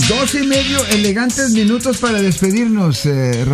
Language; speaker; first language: Spanish; native; Spanish